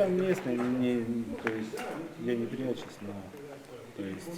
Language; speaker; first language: Russian; native; Russian